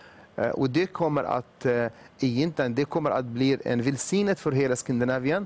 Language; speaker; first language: Swedish; non-native, fluent; Arabic